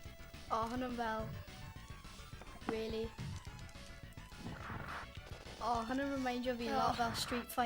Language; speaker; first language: Welsh; non-native, local second language; English